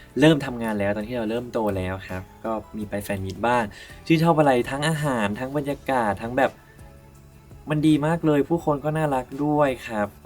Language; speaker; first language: Thai; native; Thai